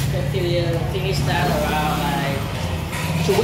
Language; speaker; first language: English; non-native, learner; Vietnamese